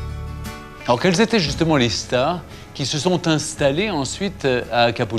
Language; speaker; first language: French; native; French